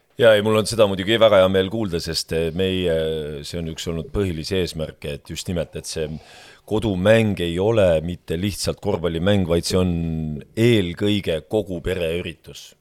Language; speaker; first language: Estonian; native; Estonian